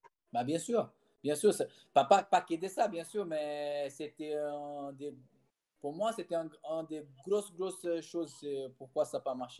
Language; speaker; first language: French; non-native, fluent; Portuguese